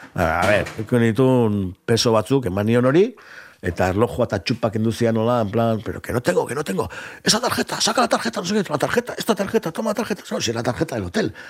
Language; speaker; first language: Spanish; non-native, local second language; Basque